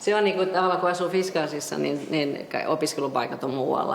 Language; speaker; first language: Finnish; non-native, fluent; Japanese